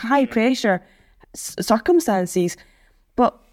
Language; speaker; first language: English; native; English